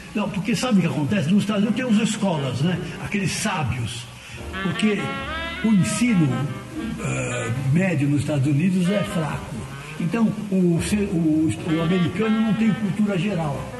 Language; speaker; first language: Portuguese; native; Portuguese